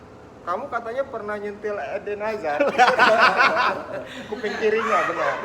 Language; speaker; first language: Indonesian; native; Indonesian